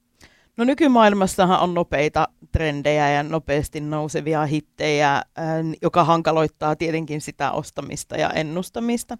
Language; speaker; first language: Finnish; native; Finnish